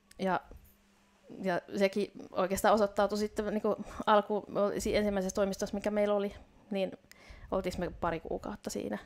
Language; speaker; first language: Finnish; native; Finnish